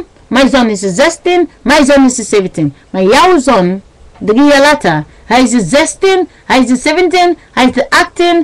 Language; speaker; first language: Dutch; non-native, learner; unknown